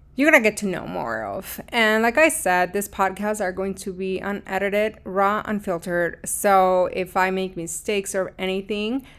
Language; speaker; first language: English; early bilingual, other home language; Spanish